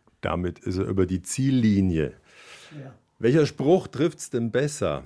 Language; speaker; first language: German; native; German